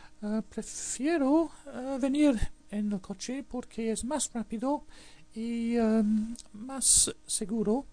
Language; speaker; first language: Spanish; non-native, fluent; English